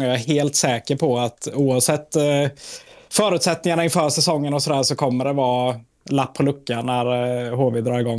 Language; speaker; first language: Swedish; native; Swedish